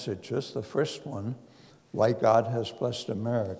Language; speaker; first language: English; non-native, fluent; German